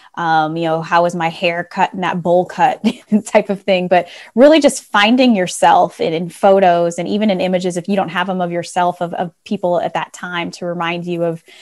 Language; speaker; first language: English; native; English